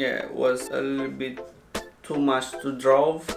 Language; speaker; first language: English; non-native, learner; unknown